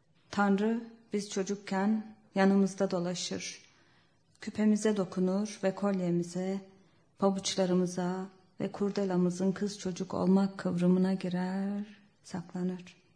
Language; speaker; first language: Turkish; non-native, local second language; Kurdish